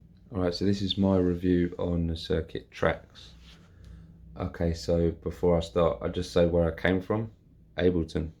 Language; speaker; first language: English; native; English